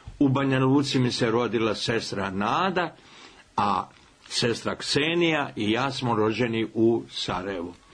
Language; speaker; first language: Serbian; native; Serbian